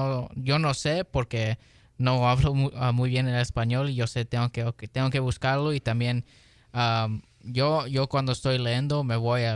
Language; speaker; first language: Spanish; early bilingual, heritage; Spanish